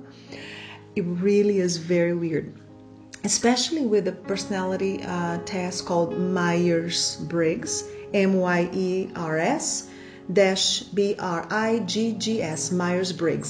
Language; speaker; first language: English; non-native, fluent; Portuguese